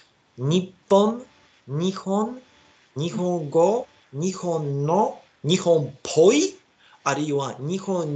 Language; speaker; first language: Japanese; non-native, learner; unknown